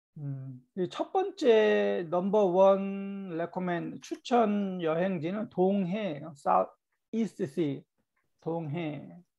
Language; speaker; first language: Korean; native; Korean